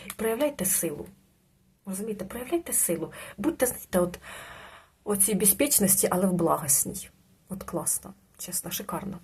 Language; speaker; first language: Ukrainian; non-native, local second language; Russian